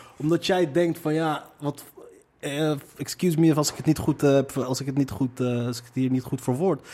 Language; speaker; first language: Dutch; early bilingual, other home language; Arabic